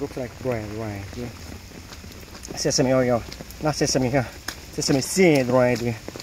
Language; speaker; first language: English; non-native, fluent; Korean